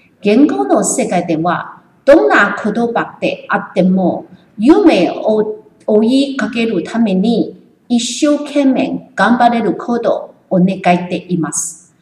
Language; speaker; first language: Japanese; non-native, learner; Chinese